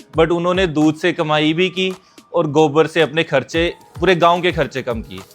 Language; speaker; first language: Hindi; non-native, local second language; Punjabi